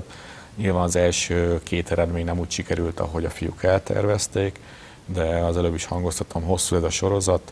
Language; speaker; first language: Hungarian; native; Hungarian